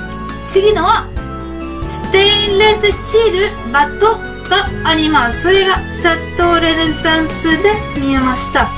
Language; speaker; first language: Japanese; non-native, learner; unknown